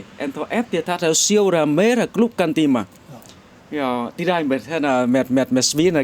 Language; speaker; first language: Icelandic; non-native, learner; Vietnamese